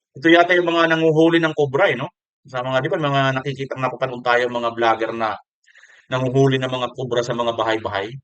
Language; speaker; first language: Filipino; non-native, local second language; Waray